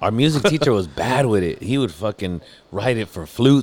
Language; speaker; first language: English; native; English